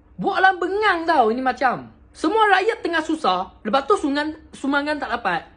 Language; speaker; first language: Malay; non-native, local second language; Chinese